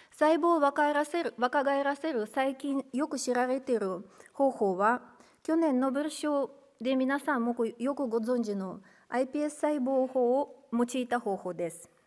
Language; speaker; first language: Japanese; non-native, fluent; Russian